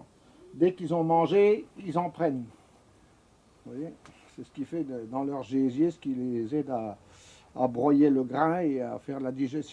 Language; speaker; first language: French; native; French